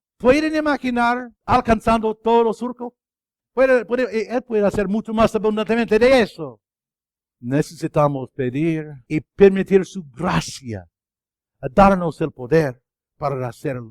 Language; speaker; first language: Spanish; non-native, fluent; English